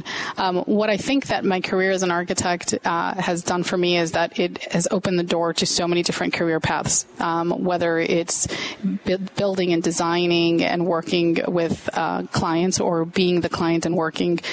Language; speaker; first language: English; native; English